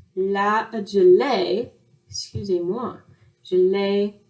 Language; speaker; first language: French; non-native, learner; English